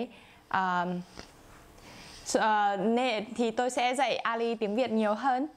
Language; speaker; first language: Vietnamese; non-native, learner; English